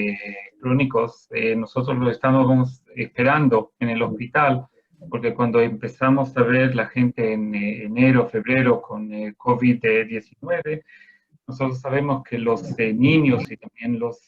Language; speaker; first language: Spanish; non-native, fluent; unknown